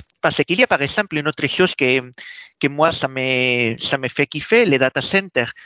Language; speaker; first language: French; non-native, fluent; Spanish